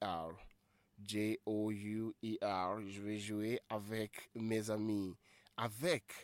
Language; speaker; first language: French; non-native, fluent; Igbo